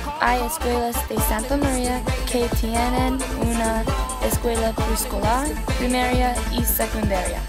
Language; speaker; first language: Spanish; non-native, learner; English